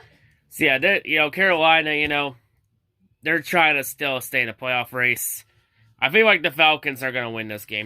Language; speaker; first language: English; native; English